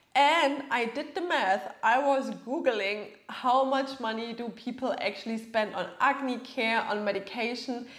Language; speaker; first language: English; non-native, fluent; German